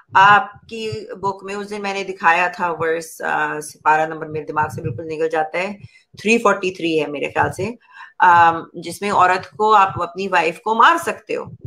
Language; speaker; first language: Urdu; native; Urdu